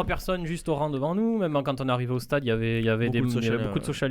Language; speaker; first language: French; native; French